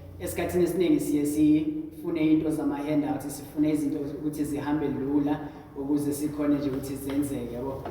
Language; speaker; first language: Zulu; non-native, local second language; Southern Sotho